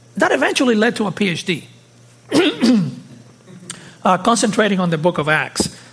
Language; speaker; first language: English; early bilingual, other home language; Spanish